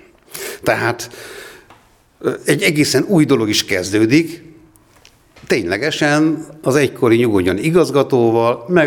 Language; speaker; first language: Hungarian; native; Hungarian